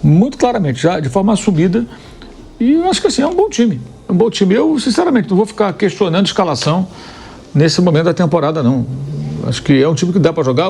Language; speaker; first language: Portuguese; native; Portuguese